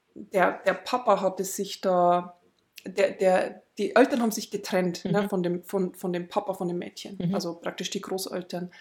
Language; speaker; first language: German; native; German